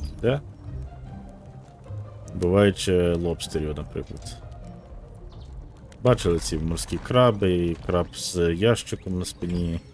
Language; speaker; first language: Ukrainian; native; Ukrainian